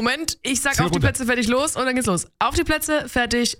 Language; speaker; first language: German; native; German